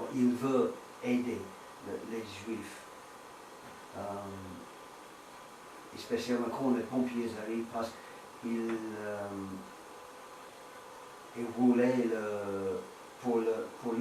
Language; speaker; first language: French; non-native, learner; English